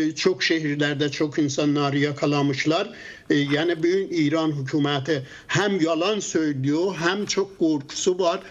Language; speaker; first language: Turkish; non-native, learner; Azerbaijani